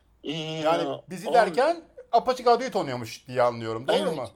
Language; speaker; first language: Turkish; native; Turkish